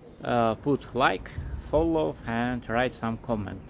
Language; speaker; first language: English; non-native, learner; Russian